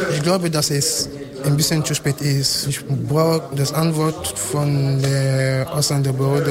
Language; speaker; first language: German; non-native, learner; French